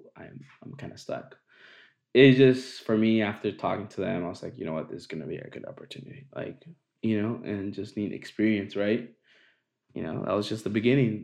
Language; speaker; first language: English; native; English